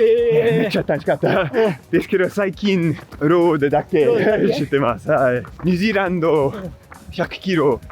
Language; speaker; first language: Japanese; non-native, learner; English